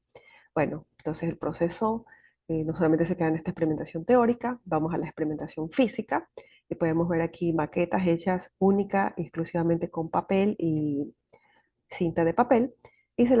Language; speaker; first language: Spanish; native; Spanish